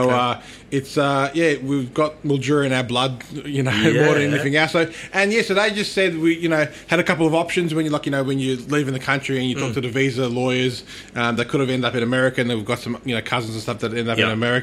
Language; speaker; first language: English; non-native, local second language; Turkish